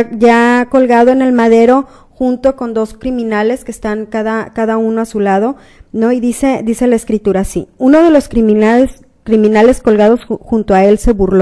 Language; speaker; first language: Spanish; native; Spanish